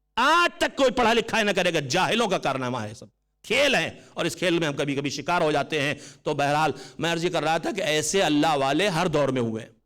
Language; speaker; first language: Urdu; native; Urdu